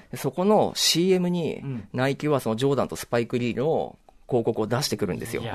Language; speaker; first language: Japanese; native; Japanese